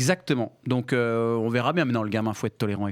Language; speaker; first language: French; native; French